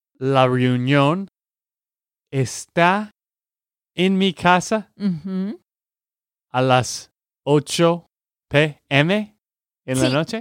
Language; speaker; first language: Spanish; non-native, learner; English